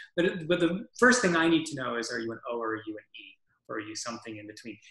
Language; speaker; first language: English; native; English